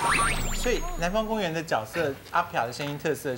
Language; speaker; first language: Chinese; native; Chinese